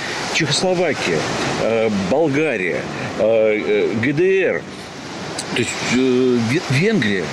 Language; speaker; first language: Russian; native; Russian